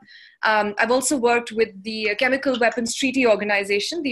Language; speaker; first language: English; non-native, local second language; Hindi